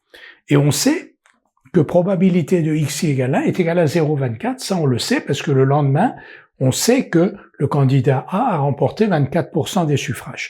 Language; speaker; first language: French; native; French